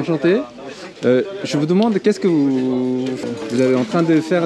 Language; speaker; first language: French; non-native, learner; Korean